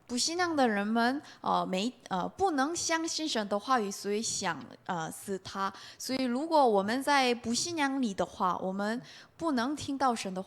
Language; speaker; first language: Chinese; non-native, learner; Korean